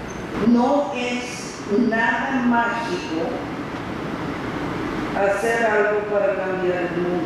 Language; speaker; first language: Spanish; non-native, fluent; English